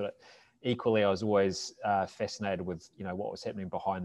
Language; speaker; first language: English; native; English